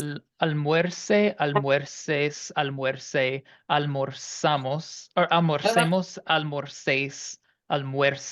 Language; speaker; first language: Spanish; non-native, learner; English